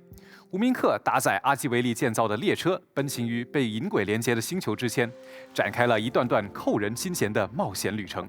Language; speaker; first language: Chinese; native; Chinese